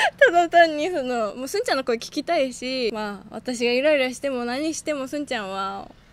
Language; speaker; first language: Japanese; native; Japanese